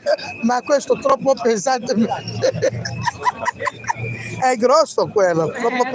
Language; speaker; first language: Italian; non-native, learner; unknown